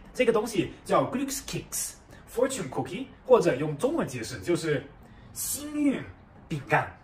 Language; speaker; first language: Chinese; non-native, fluent; German